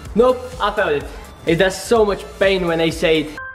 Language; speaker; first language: English; non-native, fluent; Bulgarian